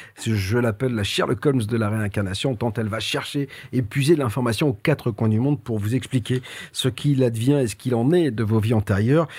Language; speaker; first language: French; native; French